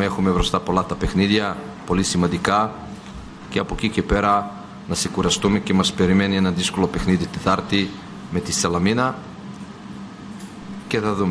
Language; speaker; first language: Greek; non-native, fluent; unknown